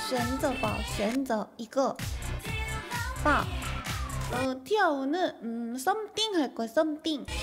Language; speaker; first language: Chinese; non-native, learner; Korean